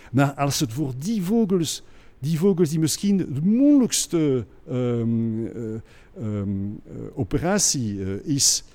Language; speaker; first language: Dutch; non-native, local second language; French